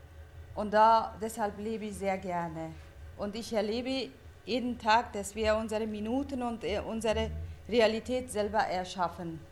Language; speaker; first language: German; non-native, fluent; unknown